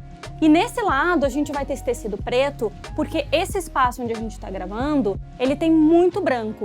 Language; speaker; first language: Portuguese; native; Portuguese